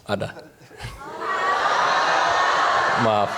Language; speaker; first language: Indonesian; non-native, learner; English